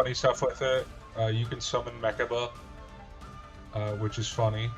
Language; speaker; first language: English; native; English